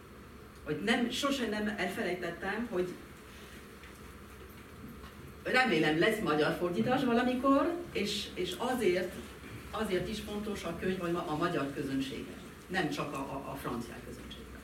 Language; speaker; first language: Hungarian; non-native, fluent; French